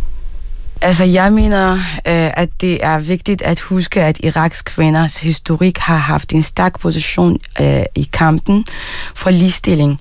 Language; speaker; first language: Danish; non-native, fluent; Arabic